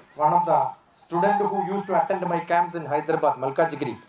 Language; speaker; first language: English; non-native, local second language; Malayalam